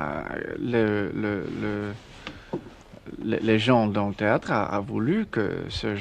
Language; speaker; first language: French; non-native, learner; English